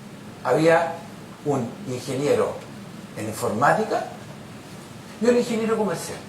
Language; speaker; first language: Spanish; native; Spanish